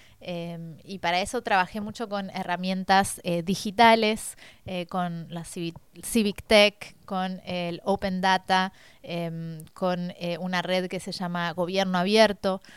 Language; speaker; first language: Spanish; native; Spanish